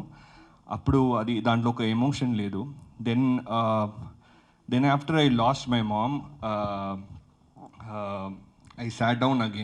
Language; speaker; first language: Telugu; early bilingual, heritage; Telugu